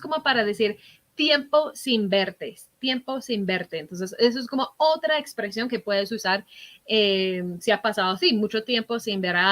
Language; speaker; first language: Spanish; non-native, fluent; English